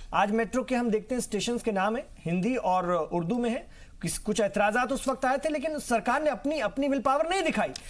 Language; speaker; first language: Hindi; native; Hindi